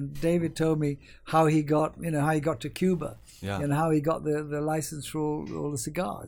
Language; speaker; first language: English; native; English